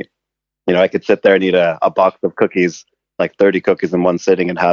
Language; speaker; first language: English; native; English